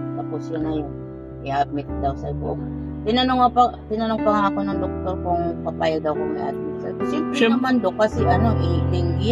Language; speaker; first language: Filipino; non-native, local second language; Bikol